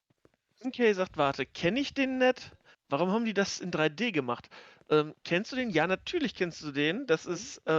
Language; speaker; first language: German; native; German